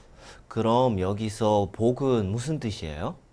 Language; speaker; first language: Korean; non-native, fluent; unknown